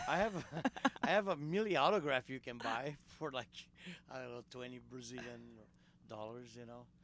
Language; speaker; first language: English; non-native, fluent; Portuguese